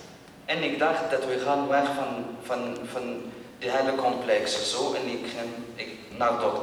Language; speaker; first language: Dutch; non-native, learner; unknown